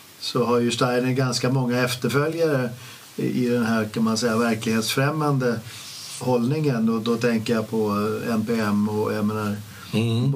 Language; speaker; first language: Swedish; native; Swedish